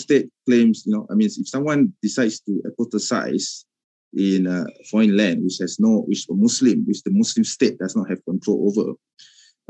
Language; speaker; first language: English; non-native, local second language; Malay